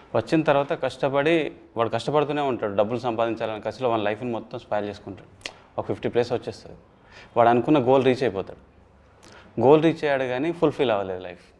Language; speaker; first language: Telugu; native; Telugu